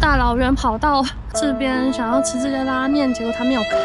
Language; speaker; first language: Chinese; native; Chinese